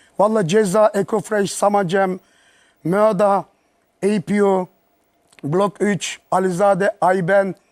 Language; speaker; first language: Turkish; early bilingual, heritage; Turkish